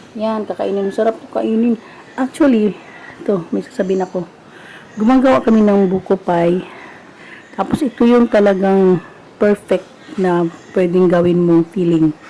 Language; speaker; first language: Filipino; non-native, local second language; Cebuano